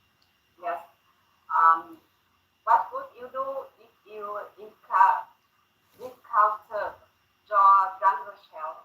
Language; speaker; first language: English; non-native, learner; Thai